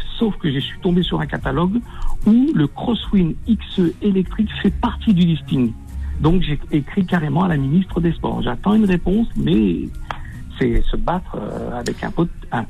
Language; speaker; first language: French; native; French